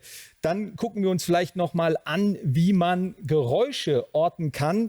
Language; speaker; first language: German; native; German